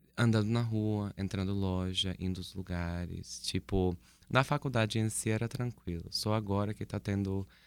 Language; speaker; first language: Portuguese; non-native, fluent; English